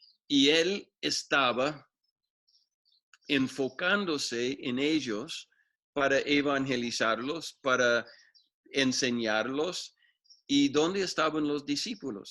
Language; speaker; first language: Spanish; non-native, fluent; English